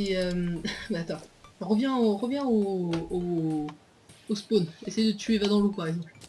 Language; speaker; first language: French; native; French